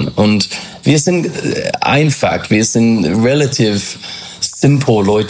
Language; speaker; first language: German; non-native, fluent; English